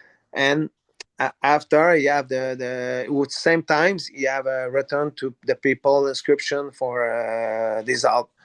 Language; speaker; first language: English; non-native, learner; French